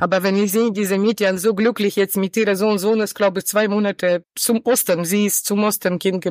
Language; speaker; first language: German; non-native, learner; Ukrainian